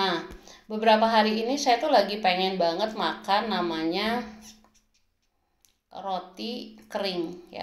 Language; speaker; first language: Indonesian; native; Indonesian